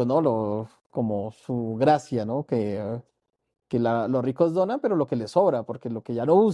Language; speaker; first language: Spanish; native; Spanish